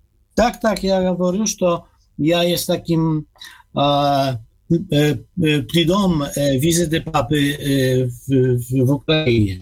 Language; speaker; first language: Ukrainian; non-native, fluent; Polish